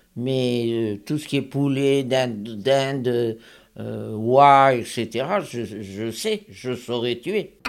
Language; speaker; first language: French; native; French